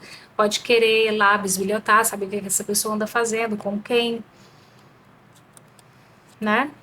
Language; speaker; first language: Portuguese; native; Portuguese